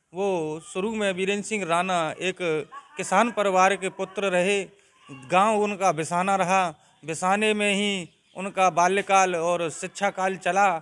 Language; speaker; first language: Hindi; native; Hindi